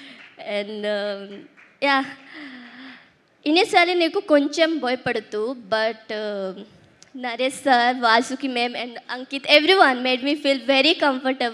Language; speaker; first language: Telugu; early bilingual, heritage; Telugu